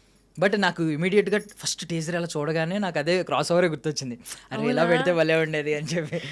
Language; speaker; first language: Telugu; native; Telugu